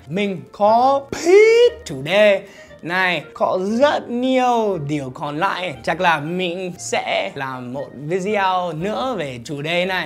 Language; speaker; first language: Vietnamese; non-native, fluent; English